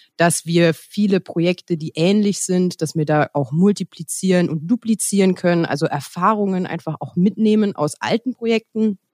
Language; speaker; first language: German; native; German